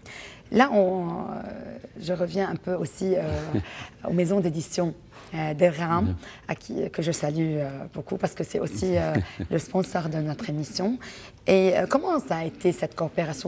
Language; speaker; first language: French; non-native, local second language; Arabic